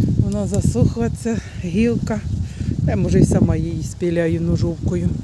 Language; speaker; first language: Ukrainian; native; Ukrainian